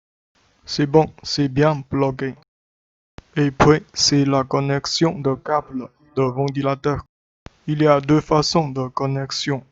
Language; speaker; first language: French; non-native, learner; Chinese